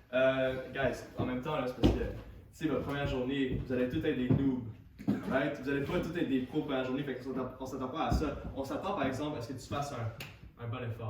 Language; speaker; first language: French; native; French